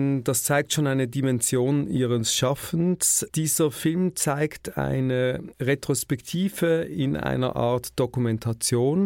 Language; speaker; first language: German; native; German